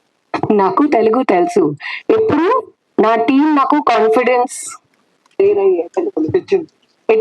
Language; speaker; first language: Telugu; non-native, fluent; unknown